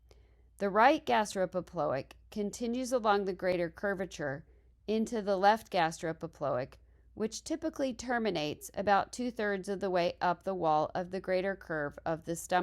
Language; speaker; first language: English; native; English